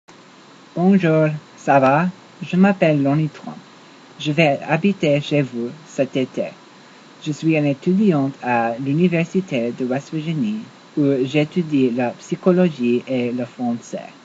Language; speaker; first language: French; non-native, learner; English